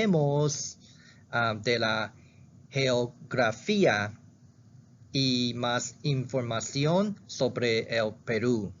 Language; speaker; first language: Spanish; non-native, learner; Chinese